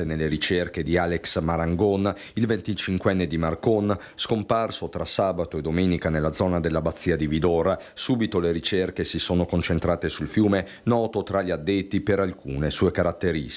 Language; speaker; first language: Italian; native; Italian